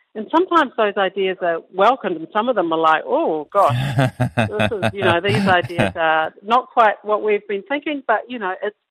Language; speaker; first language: English; native; English